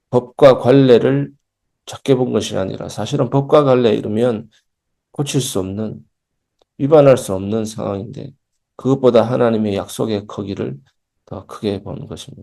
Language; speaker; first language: Korean; native; Korean